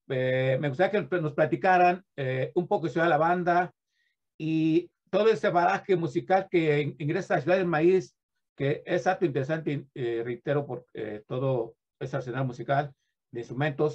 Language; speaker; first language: Spanish; native; Spanish